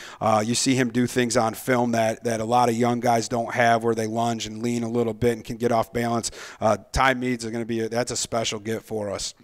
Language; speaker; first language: English; native; English